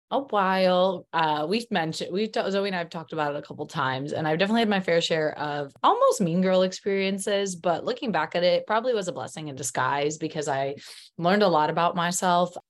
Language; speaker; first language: English; early bilingual, other home language; Polish